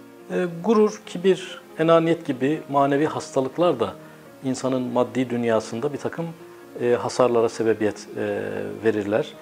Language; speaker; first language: Turkish; native; Turkish